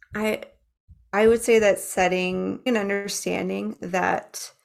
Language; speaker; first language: English; native; English